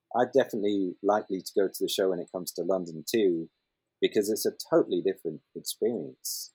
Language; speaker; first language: English; native; English